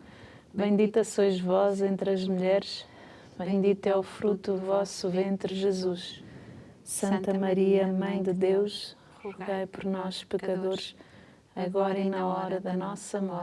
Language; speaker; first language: Portuguese; native; Portuguese